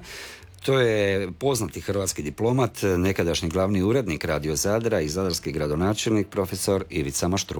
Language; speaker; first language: Croatian; native; Croatian